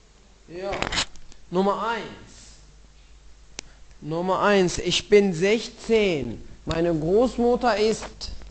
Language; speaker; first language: German; non-native, fluent; Arabic